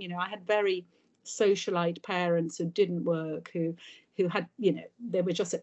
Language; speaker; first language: English; early bilingual, other home language; Italian